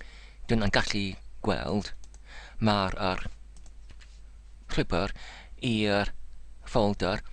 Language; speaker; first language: Welsh; non-native, learner; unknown